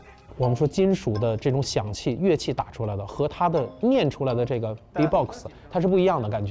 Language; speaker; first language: Chinese; native; Chinese